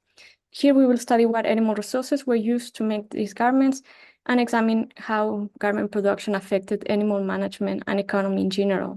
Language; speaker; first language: English; non-native, fluent; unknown